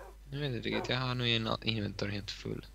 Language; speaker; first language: Swedish; non-native, local second language; Finnish